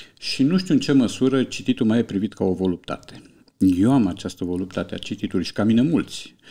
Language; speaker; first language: Romanian; native; Romanian